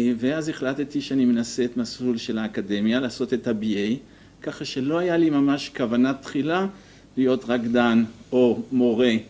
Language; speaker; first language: Hebrew; non-native, fluent; French